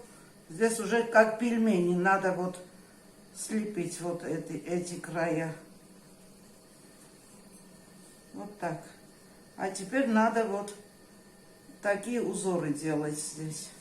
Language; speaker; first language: Russian; non-native, fluent; Armenian